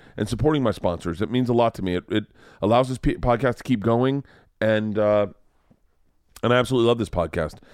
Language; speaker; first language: English; native; English